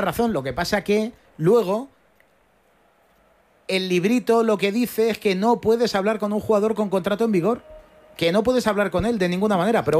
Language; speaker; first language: Spanish; native; Spanish